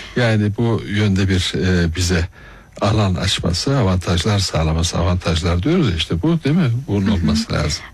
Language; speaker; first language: Turkish; native; Turkish